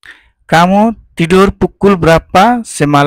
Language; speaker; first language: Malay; non-native, fluent; Nepali